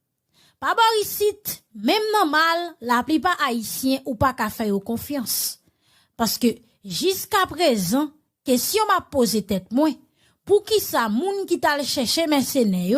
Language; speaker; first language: Haitian Creole; native; Haitian Creole